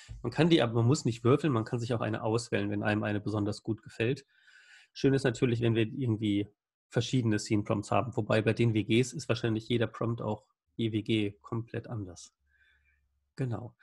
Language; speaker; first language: German; native; German